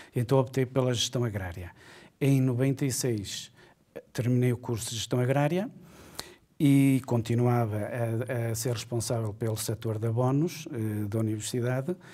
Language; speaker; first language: Portuguese; native; Portuguese